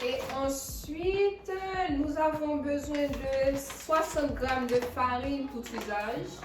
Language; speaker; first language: French; non-native, fluent; English